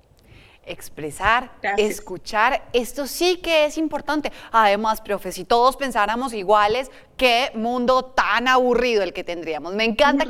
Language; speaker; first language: Spanish; native; Spanish